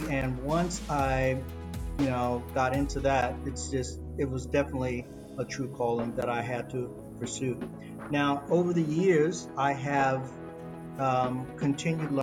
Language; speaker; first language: English; native; English